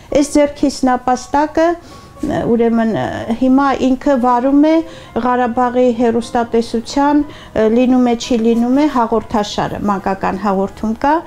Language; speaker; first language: Armenian; native; Armenian